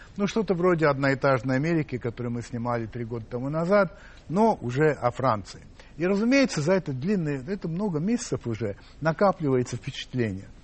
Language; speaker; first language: Russian; non-native, fluent; English